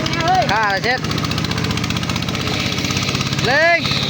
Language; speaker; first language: Thai; non-native, local second language; Lao